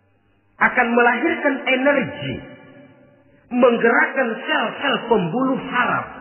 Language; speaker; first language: Indonesian; native; Indonesian